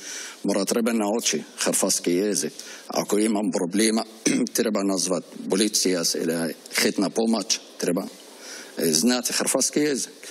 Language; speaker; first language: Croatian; non-native, learner; Arabic